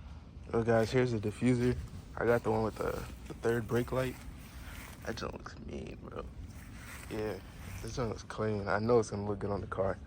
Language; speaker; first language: English; native; English